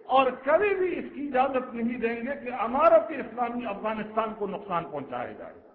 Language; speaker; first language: Urdu; non-native, local second language; Pashto